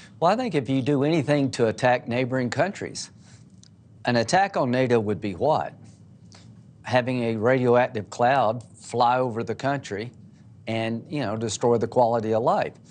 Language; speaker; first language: English; native; English